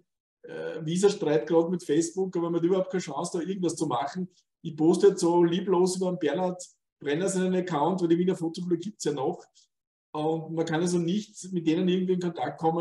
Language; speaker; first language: German; native; German